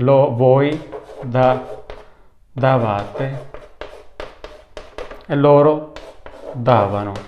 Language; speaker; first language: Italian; non-native, fluent; Urdu